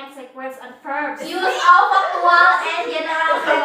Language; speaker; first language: English; non-native, learner; Indonesian